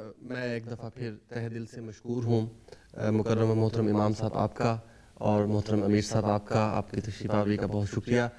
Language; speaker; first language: Urdu; native; Urdu